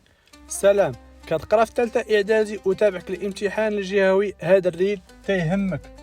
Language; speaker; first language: Arabic; native; Arabic